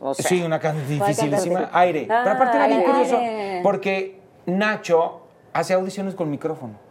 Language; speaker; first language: Spanish; native; Spanish